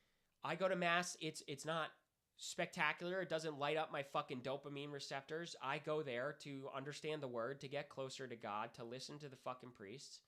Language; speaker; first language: English; native; English